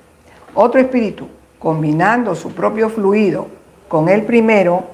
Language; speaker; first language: Spanish; native; Spanish